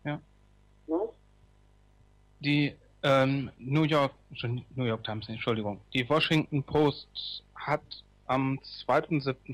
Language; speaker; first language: German; native; German